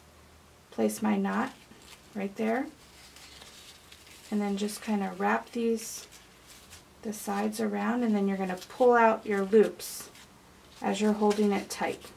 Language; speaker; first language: English; native; English